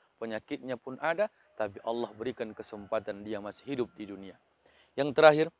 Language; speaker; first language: Malay; native; Malay